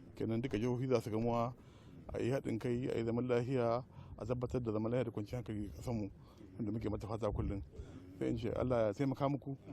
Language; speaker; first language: Hausa; native; Hausa